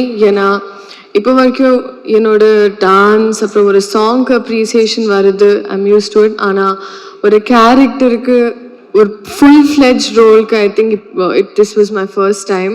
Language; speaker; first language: Tamil; non-native, learner; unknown